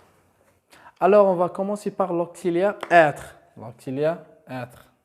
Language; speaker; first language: French; non-native, local second language; Arabic